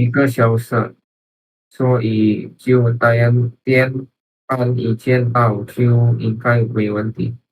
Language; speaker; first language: Chinese; non-native, learner; Indonesian